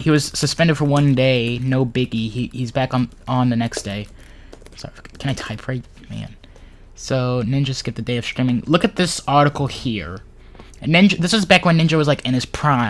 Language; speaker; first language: English; native; English